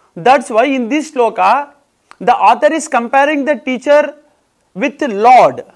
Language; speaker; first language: English; non-native, local second language; Tamil